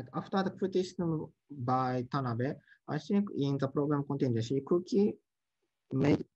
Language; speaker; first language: English; non-native, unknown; Japanese